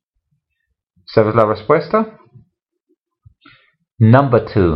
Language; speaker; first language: Spanish; non-native, fluent; English